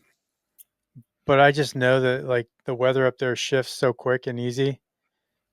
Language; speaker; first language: English; native; English